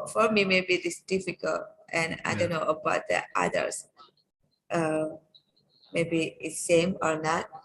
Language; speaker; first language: English; non-native, learner; Indonesian